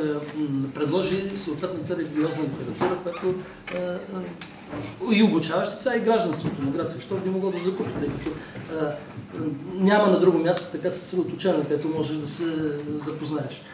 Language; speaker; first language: Bulgarian; native; Bulgarian